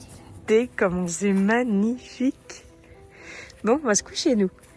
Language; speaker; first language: French; native; French